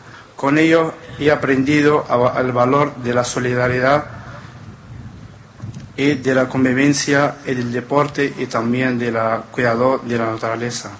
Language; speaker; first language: Spanish; non-native, fluent; Arabic